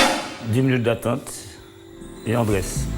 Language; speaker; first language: French; non-native, local second language; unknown